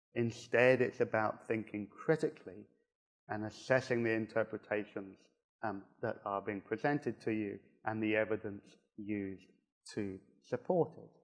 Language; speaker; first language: English; native; English